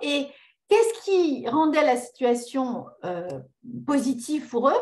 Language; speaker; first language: French; early bilingual, other home language; Spanish